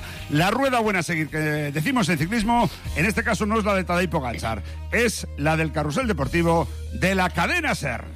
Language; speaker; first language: Spanish; native; Spanish